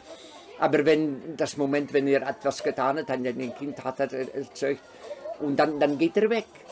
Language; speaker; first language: German; non-native, fluent; Dutch